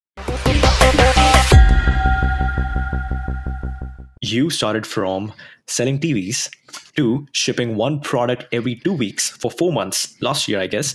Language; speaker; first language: English; non-native, local second language; Hindi